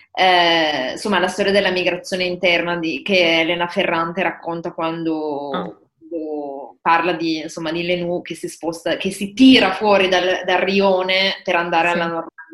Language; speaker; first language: Italian; native; Italian